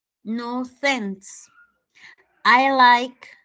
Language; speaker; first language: English; non-native, fluent; Spanish